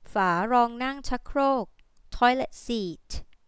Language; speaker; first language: Thai; native; Thai